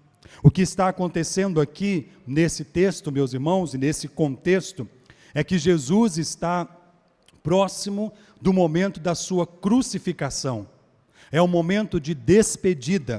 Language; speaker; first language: Portuguese; native; Portuguese